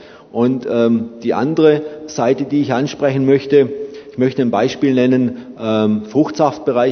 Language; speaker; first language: German; native; German